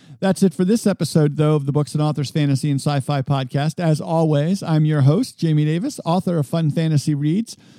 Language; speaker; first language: English; native; English